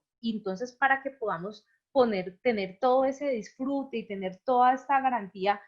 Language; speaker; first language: Spanish; native; Spanish